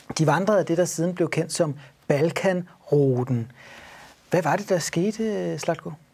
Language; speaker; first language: Danish; native; Danish